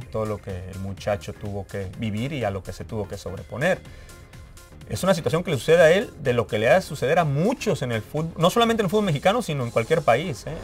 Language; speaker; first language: Spanish; native; Spanish